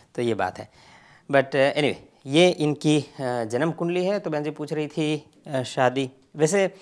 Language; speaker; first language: Hindi; non-native, local second language; Gujarati